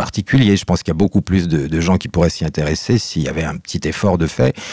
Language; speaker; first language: French; native; French